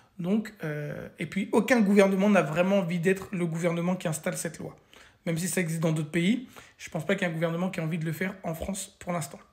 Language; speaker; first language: French; native; French